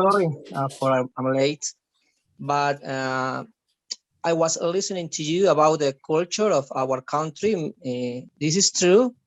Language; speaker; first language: English; non-native, learner; Spanish